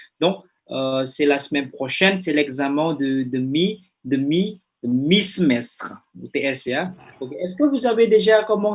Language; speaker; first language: French; non-native, fluent; Indonesian